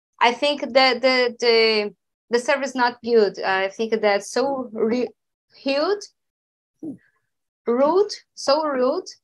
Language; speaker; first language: English; non-native, learner; Portuguese